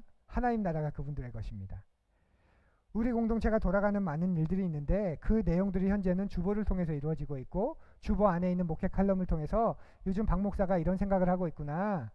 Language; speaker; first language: Korean; native; Korean